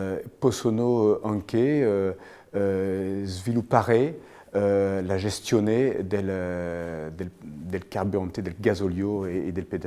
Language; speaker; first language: Italian; non-native, fluent; French